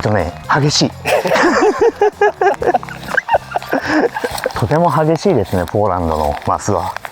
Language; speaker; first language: Japanese; native; Japanese